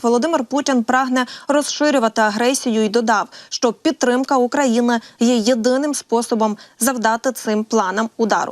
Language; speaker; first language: Ukrainian; native; Ukrainian